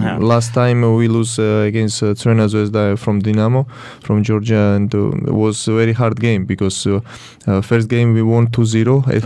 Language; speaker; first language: English; non-native, learner; Georgian